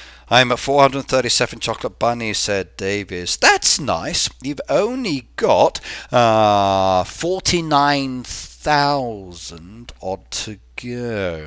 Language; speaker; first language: English; native; English